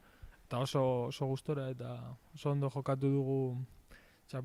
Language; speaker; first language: Basque; non-native, local second language; Spanish